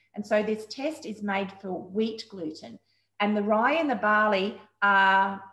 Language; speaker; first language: English; native; English